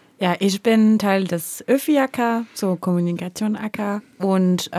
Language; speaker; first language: German; non-native, learner; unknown